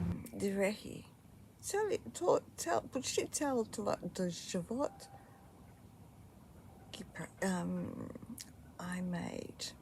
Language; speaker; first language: Bulgarian; early bilingual, heritage; Bulgarian